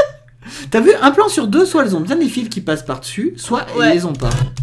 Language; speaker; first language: French; native; French